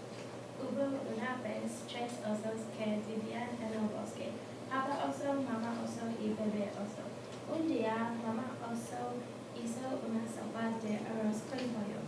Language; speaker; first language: Spanish; non-native, learner; English